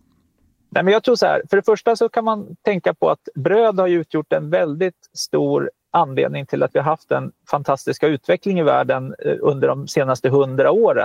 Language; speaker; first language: Swedish; native; Swedish